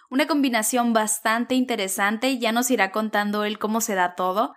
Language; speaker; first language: Spanish; native; Spanish